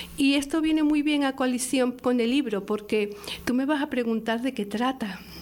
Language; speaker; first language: Spanish; native; Spanish